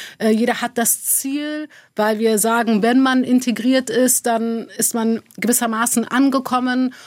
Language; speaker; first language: German; early bilingual, other home language; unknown